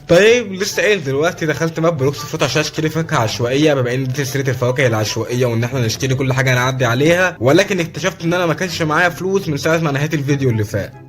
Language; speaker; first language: Arabic; native; Arabic